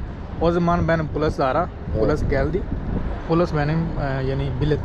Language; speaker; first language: Turkish; non-native, learner; Urdu